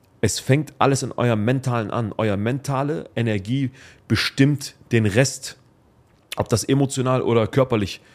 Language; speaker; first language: German; early bilingual, other home language; Arabic